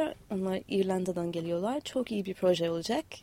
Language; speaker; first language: Turkish; non-native, fluent; English